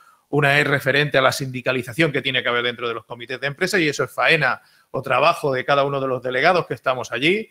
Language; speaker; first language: Spanish; native; Spanish